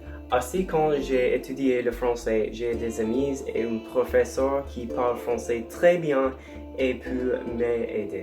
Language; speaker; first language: French; non-native, learner; English